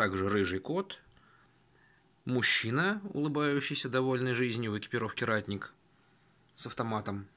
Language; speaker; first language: Russian; native; Russian